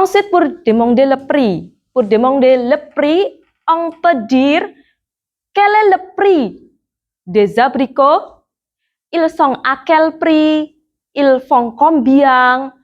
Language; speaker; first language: French; non-native, fluent; Indonesian